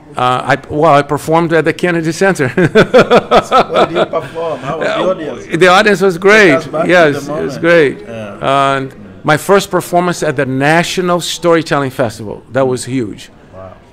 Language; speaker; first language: English; non-native, fluent; Portuguese